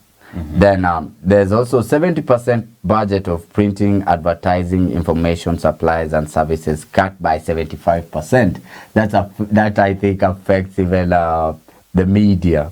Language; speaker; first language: English; non-native, local second language; Swahili